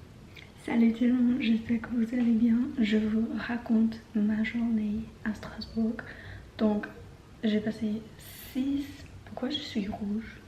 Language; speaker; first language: French; non-native, learner; English